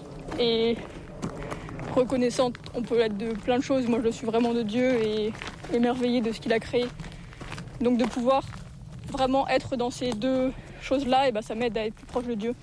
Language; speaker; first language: French; native; French